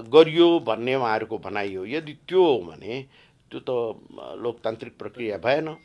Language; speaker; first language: Nepali; non-native, local second language; Bhojpuri